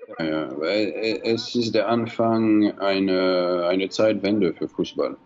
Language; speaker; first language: German; non-native, fluent; French